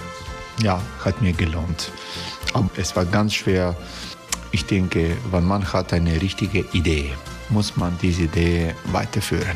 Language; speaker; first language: German; non-native, fluent; Croatian